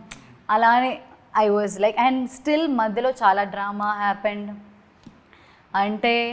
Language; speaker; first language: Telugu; non-native, learner; Malayalam